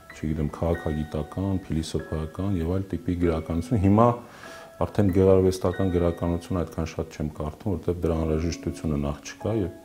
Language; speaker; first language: Armenian; native; Armenian